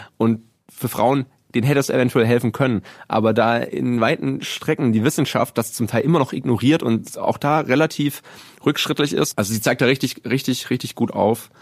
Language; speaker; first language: German; native; German